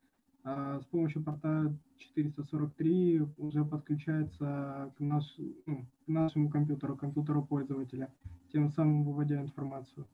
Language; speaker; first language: Russian; native; Russian